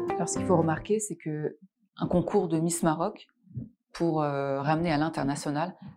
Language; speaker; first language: French; non-native, local second language; Arabic